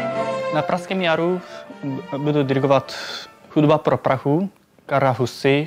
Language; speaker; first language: Czech; non-native, fluent; Japanese